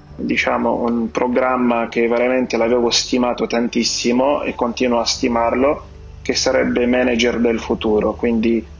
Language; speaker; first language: Italian; non-native, fluent; Arabic